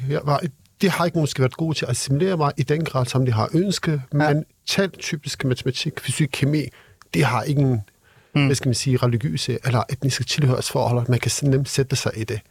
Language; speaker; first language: Danish; non-native, fluent; Kurdish